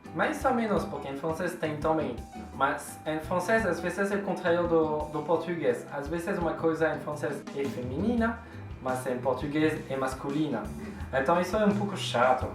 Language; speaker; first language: Portuguese; non-native, fluent; French